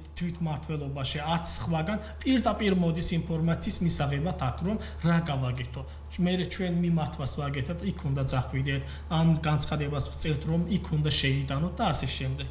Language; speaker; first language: Georgian; non-native, local second language; Azerbaijani